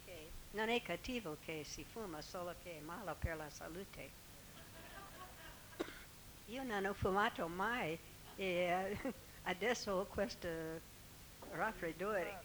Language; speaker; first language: Italian; non-native, fluent; English